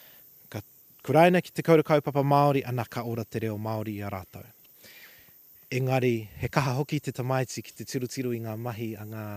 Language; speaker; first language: Māori; non-native, local second language; English